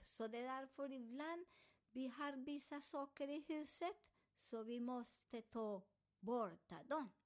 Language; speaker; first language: Swedish; non-native, fluent; Spanish